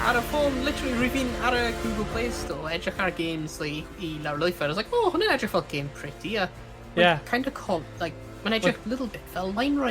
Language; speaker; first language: Welsh; non-native, local second language; English